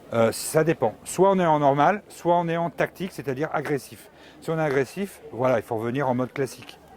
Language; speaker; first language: French; native; French